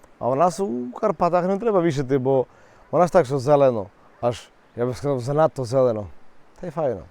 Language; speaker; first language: Ukrainian; native; Ukrainian